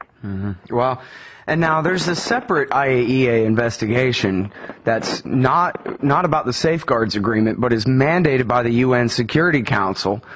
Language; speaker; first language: English; native; English